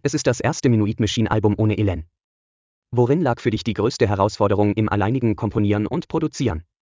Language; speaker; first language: German; native; German